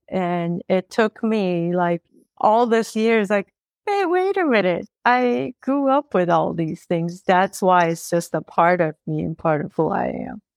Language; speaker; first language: English; early bilingual, other home language; Persian